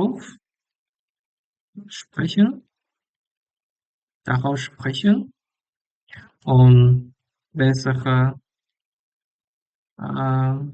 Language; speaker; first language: German; non-native, learner; English